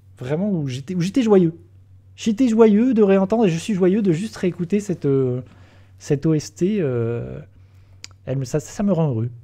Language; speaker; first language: French; native; French